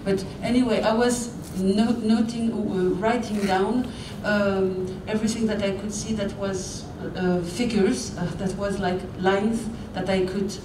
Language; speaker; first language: English; non-native, fluent; Romanian